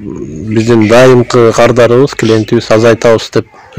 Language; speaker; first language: Kyrgyz; native; Kyrgyz